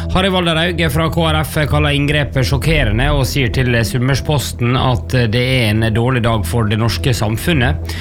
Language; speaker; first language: Norwegian; native; Norwegian